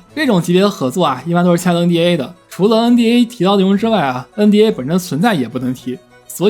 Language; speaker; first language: Chinese; native; Chinese